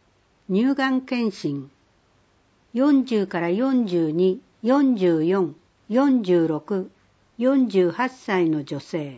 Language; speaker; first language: Japanese; native; Japanese